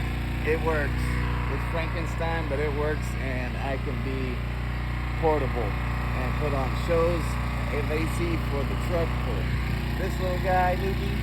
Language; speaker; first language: English; native; English